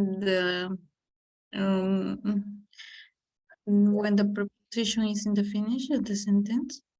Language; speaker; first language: English; non-native, learner; Spanish